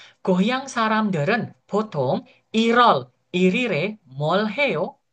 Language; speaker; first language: Korean; non-native, fluent; Indonesian